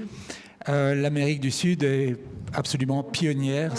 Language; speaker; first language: French; native; French